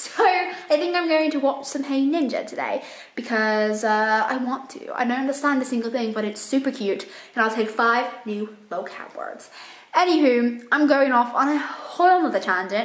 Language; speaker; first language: English; native; English